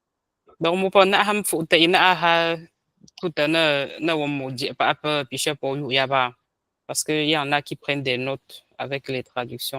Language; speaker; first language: French; non-native, local second language; Ghomala